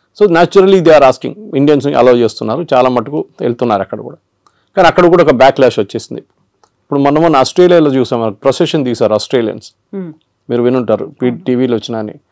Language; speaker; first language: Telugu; non-native, local second language; Malayalam